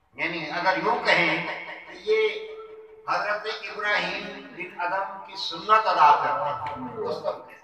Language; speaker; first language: Urdu; non-native, local second language; Punjabi